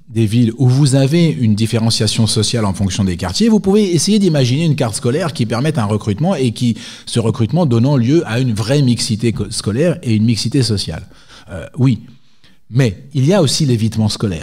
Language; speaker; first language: French; native; French